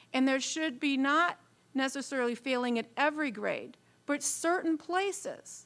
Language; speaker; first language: English; native; English